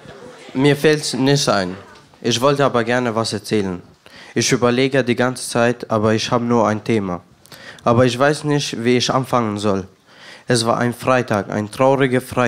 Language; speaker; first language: German; non-native, learner; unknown